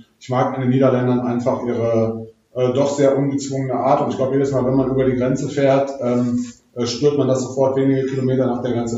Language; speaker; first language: German; native; German